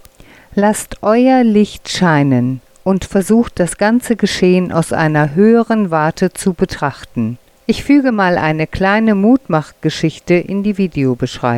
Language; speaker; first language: German; native; German